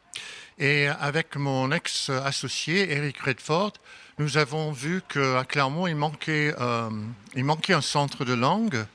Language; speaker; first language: French; non-native, fluent; English